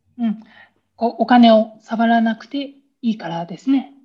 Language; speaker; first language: Japanese; native; Japanese